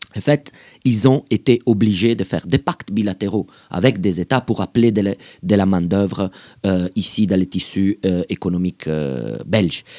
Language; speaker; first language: French; native; French